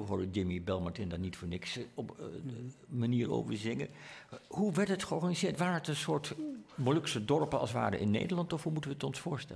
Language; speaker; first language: Dutch; native; Dutch